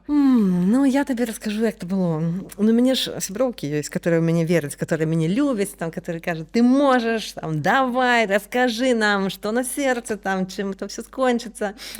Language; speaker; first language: Belarusian; non-native, local second language; Russian